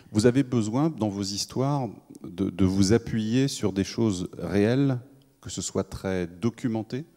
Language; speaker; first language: French; native; French